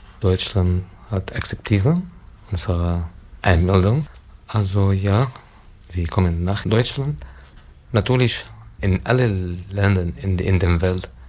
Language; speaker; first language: German; non-native, learner; Arabic